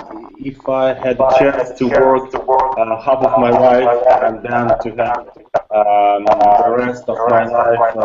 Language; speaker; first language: English; non-native, learner; Russian